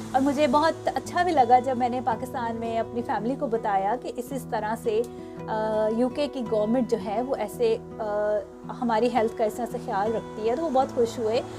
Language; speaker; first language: Urdu; non-native, local second language; Punjabi